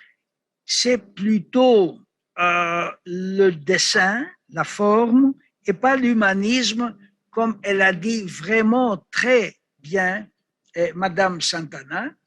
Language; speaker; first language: French; non-native, learner; Greek